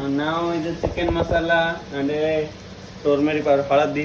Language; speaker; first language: English; non-native, local second language; Odia